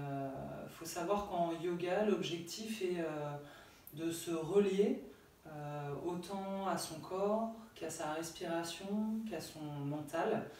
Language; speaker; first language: French; native; French